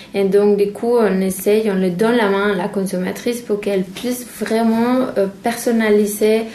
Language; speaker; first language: French; non-native, fluent; Spanish